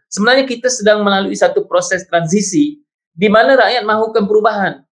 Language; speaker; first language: Malay; native; Malay